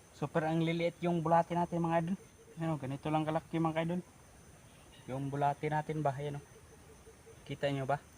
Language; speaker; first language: Filipino; non-native, local second language; Cebuano